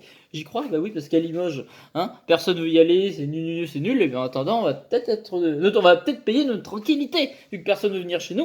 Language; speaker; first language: French; native; French